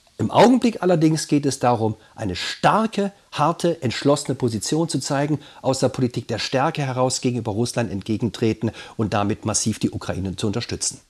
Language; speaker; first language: German; native; German